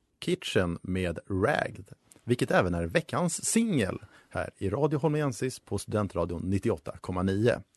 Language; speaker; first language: Swedish; native; Swedish